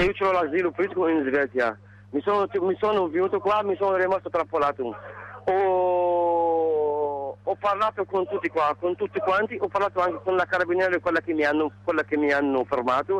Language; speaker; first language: Italian; non-native, learner; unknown